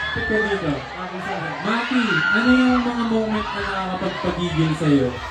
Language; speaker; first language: Filipino; native; Filipino